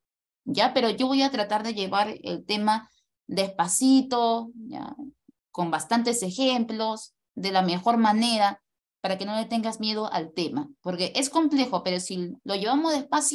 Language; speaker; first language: Spanish; native; Spanish